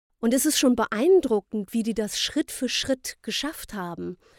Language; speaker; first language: German; native; German